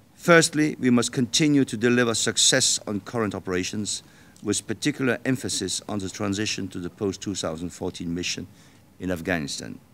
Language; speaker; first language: English; non-native, fluent; Danish